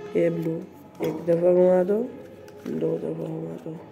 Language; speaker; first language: Hindi; non-native, local second language; Bangla